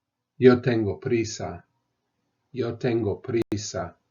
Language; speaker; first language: Spanish; non-native, fluent; English